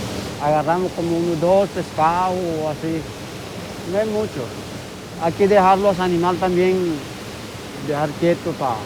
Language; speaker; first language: Spanish; non-native, local second language; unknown